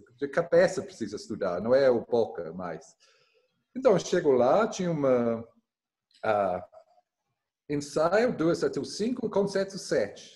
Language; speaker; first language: Portuguese; non-native, learner; English